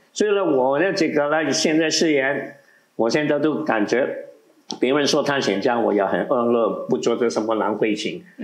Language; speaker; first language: Chinese; non-native, local second language; Cantonese